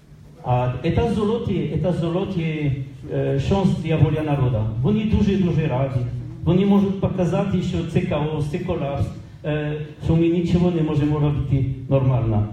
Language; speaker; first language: Ukrainian; non-native, learner; French